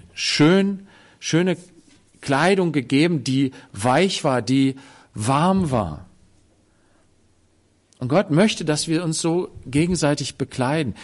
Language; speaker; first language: German; native; German